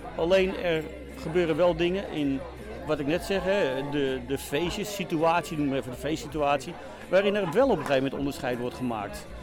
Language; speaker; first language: Dutch; native; Dutch